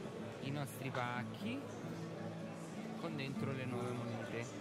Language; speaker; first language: Italian; native; Italian